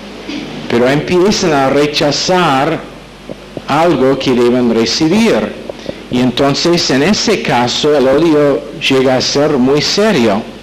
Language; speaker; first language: Spanish; non-native, fluent; English